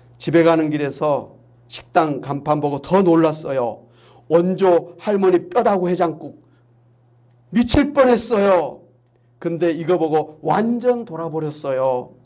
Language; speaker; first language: Korean; native; Korean